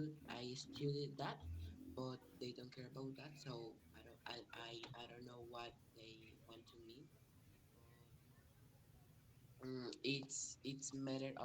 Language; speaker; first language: English; non-native, learner; Spanish